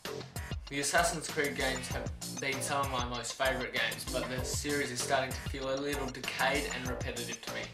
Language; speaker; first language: English; native; English